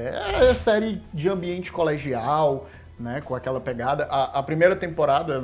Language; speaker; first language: Portuguese; native; Portuguese